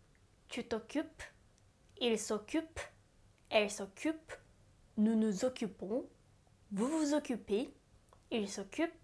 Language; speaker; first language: French; non-native, fluent; Japanese